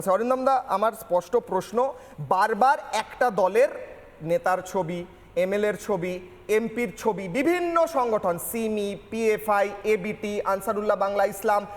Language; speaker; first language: Bangla; native; Bangla